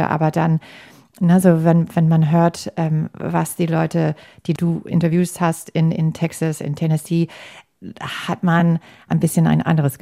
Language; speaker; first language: German; non-native, fluent; English